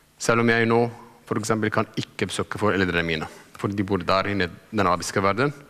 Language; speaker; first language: Norwegian; non-native, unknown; Arabic